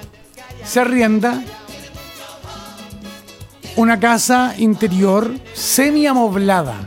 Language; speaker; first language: Spanish; native; Spanish